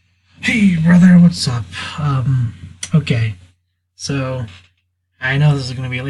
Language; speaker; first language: English; native; English